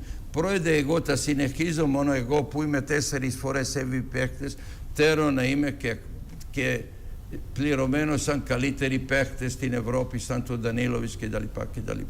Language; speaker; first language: Greek; non-native, fluent; Serbian